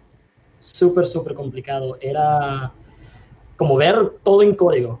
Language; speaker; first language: Spanish; early bilingual, other home language; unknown